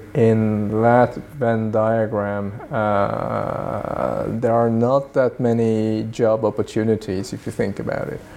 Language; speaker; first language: English; early bilingual, other home language; Swedish